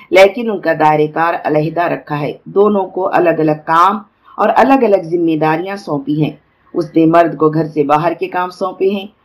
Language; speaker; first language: Urdu; native; Urdu